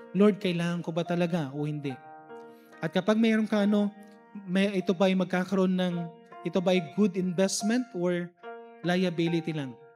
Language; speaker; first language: Filipino; native; Filipino